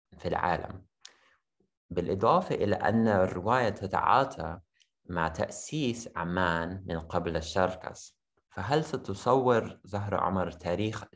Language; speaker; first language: Arabic; non-native, fluent; English